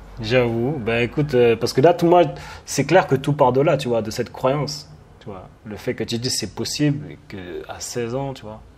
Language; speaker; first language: French; native; French